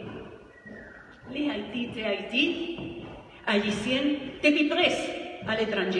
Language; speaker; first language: Haitian Creole; non-native, learner; Spanish